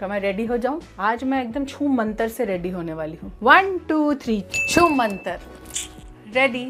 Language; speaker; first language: Hindi; non-native, local second language; Bangla